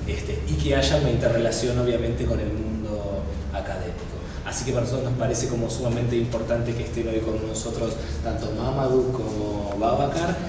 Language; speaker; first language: Spanish; native; Spanish